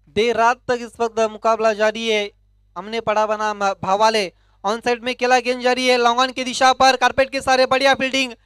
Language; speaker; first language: Hindi; non-native, local second language; Marathi